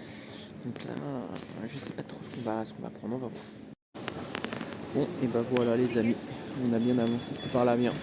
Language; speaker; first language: French; native; French